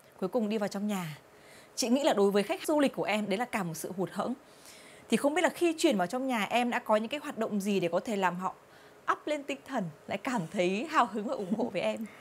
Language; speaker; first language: Vietnamese; native; Vietnamese